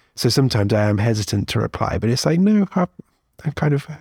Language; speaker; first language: English; native; English